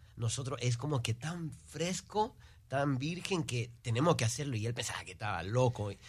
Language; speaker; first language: Spanish; early bilingual, heritage; Spanish